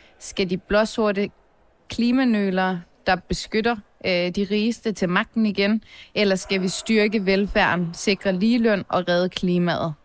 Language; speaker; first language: Danish; early bilingual, other home language; Turkish